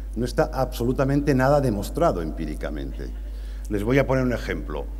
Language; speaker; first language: Spanish; native; Spanish